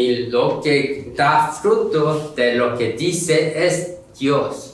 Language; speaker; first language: Spanish; non-native, learner; Korean